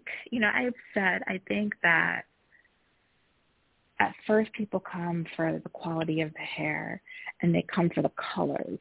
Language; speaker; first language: English; native; English